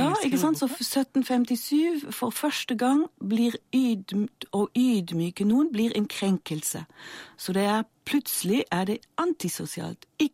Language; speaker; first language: Norwegian; non-native, fluent; German